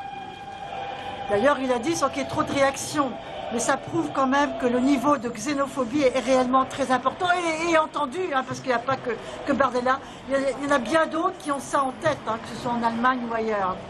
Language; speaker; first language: French; native; French